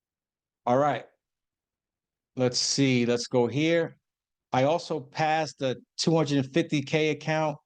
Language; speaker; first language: English; native; English